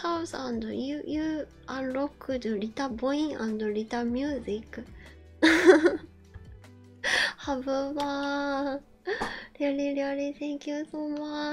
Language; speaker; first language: English; non-native, learner; Japanese